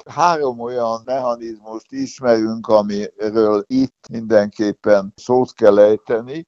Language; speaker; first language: Hungarian; native; Hungarian